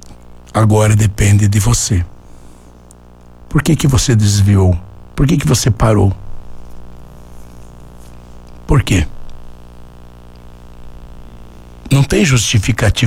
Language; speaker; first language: Portuguese; native; Portuguese